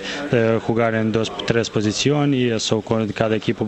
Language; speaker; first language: Spanish; non-native, learner; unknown